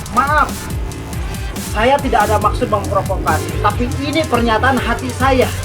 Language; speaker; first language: Indonesian; non-native, local second language; Sundanese